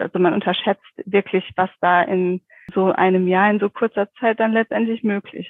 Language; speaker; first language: German; native; German